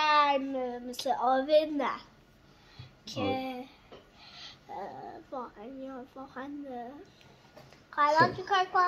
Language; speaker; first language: Persian; early bilingual, heritage; Persian